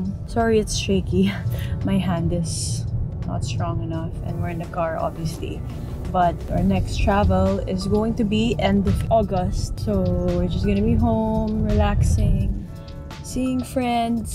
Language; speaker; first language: English; non-native, local second language; Filipino